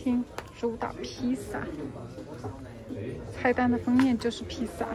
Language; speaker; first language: Chinese; native; Chinese